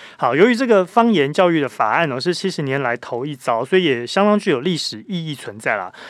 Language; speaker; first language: Chinese; native; Chinese